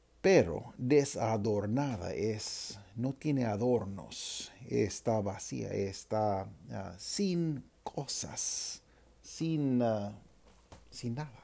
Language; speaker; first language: Spanish; non-native, fluent; English